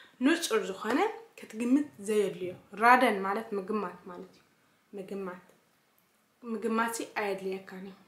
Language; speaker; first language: Dutch; non-native, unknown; Tigrinya